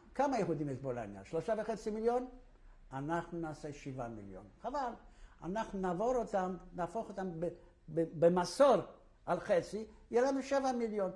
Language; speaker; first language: Hebrew; non-native, fluent; Polish